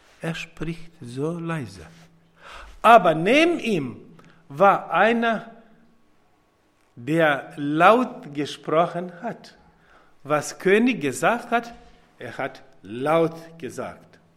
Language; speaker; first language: German; non-native, fluent; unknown